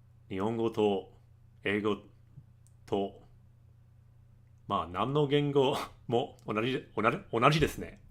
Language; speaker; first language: Japanese; non-native, learner; English